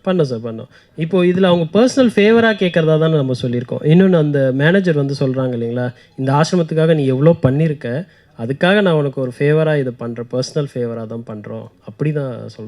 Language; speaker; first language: Tamil; native; Tamil